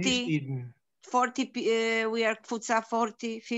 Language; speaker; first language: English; non-native, learner; Polish